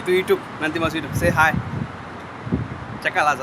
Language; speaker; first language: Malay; non-native, learner; Bangla